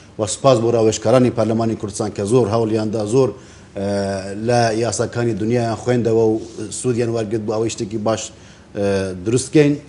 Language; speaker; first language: Central Kurdish; non-native, local second language; Kurdish